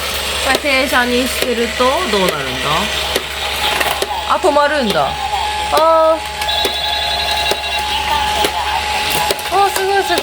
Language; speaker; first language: Japanese; native; Japanese